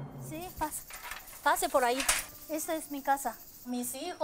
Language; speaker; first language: Spanish; non-native, learner; Japanese